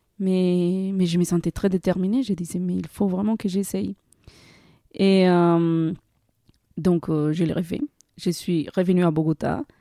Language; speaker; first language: French; non-native, fluent; Spanish